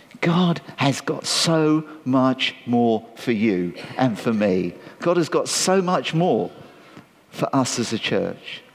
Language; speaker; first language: English; native; English